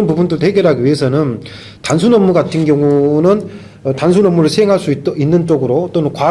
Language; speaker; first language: Korean; native; Korean